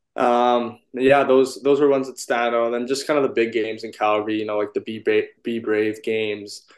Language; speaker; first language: English; native; English